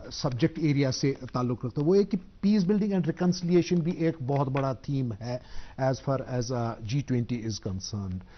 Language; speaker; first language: Hindi; non-native, local second language; Kashmiri